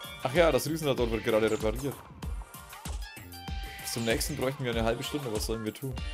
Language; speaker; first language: German; native; German